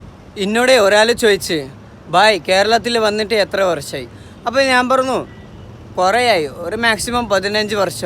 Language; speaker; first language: Malayalam; non-native, local second language; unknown